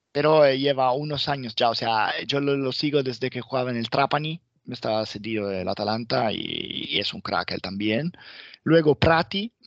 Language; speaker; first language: Spanish; non-native, fluent; Italian